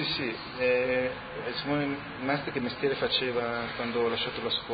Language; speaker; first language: Italian; native; Italian